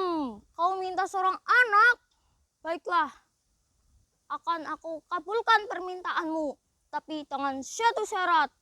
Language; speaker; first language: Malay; non-native, local second language; Javanese